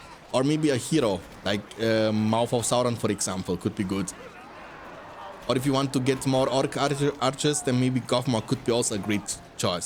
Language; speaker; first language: English; non-native, fluent; German